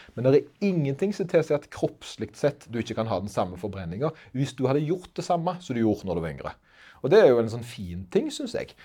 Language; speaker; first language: Norwegian; native; Norwegian